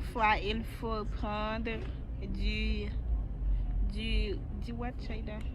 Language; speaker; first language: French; non-native, learner; Haitian Creole